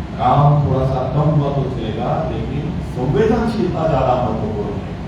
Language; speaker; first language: Hindi; non-native, local second language; Marathi